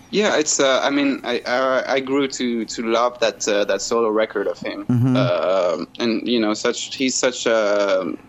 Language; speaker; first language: English; non-native, fluent; French